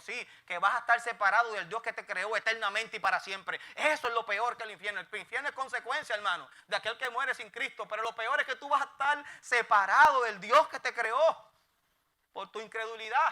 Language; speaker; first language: Spanish; native; Spanish